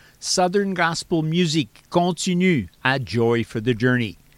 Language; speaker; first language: English; native; English